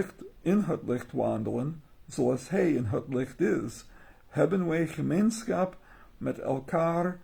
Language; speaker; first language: Dutch; non-native, learner; English